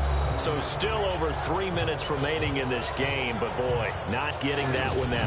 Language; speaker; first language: English; native; English